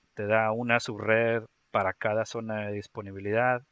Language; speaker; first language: Spanish; native; Spanish